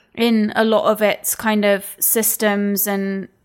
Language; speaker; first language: English; native; English